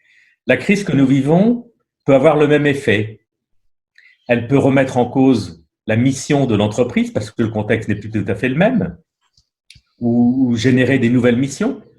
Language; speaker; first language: French; native; French